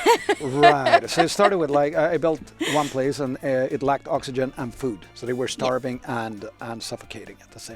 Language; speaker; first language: English; non-native, fluent; Swedish